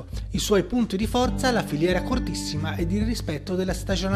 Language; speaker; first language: Italian; native; Italian